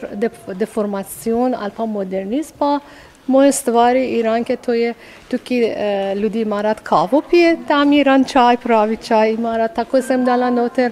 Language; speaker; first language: Slovenian; non-native, learner; Persian